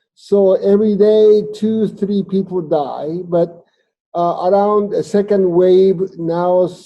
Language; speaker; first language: English; non-native, fluent; Japanese